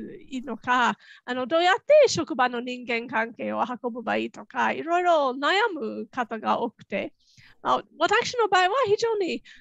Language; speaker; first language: Japanese; non-native, fluent; English